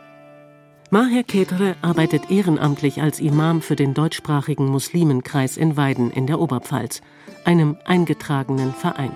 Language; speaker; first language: German; native; German